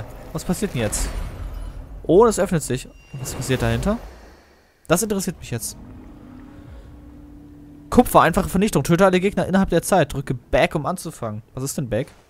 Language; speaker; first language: German; native; German